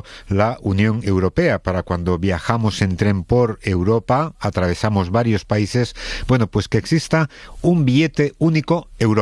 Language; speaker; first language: Spanish; native; Spanish